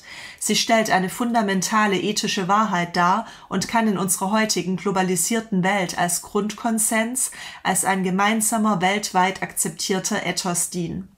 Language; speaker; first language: German; native; German